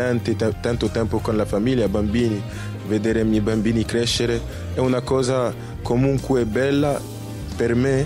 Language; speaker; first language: Italian; non-native, fluent; French